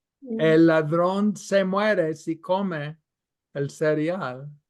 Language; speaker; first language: Spanish; non-native, fluent; English